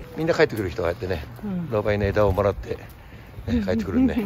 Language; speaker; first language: Japanese; native; Japanese